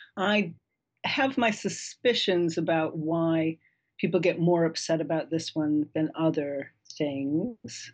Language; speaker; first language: English; native; English